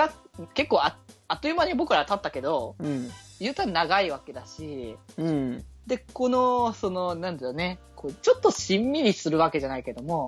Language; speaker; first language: Japanese; native; Japanese